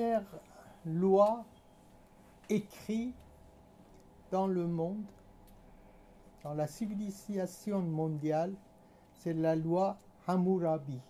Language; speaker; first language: French; non-native, fluent; Persian